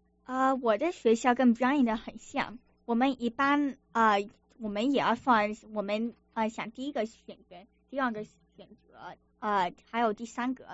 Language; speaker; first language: Chinese; early bilingual, other home language; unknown